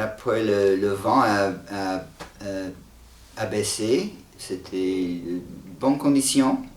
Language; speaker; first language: French; non-native, fluent; English